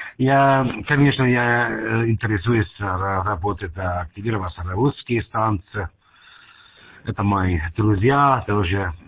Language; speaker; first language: Russian; non-native, learner; German